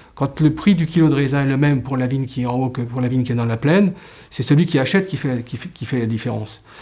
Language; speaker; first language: French; native; French